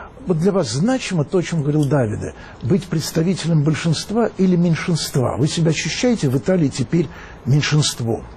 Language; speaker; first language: Russian; native; Russian